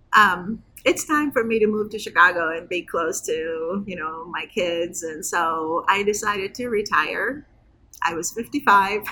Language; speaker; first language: English; non-native, fluent; Turkish